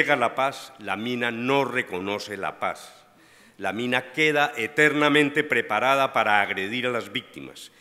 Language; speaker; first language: Spanish; native; Spanish